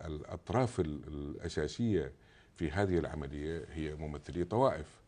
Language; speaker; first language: Arabic; native; Arabic